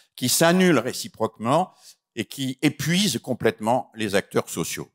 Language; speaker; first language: French; native; French